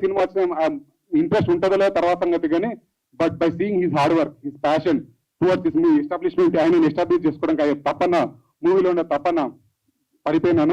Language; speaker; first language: Telugu; native; Telugu